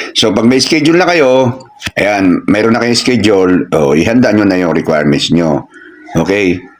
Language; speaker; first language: Filipino; non-native, local second language; Cebuano